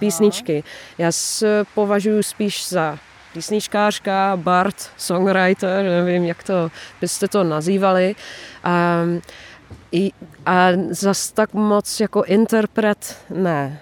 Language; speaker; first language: Czech; non-native, fluent; Dutch